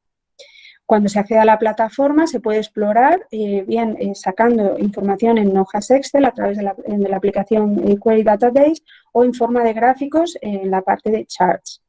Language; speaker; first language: Spanish; native; Spanish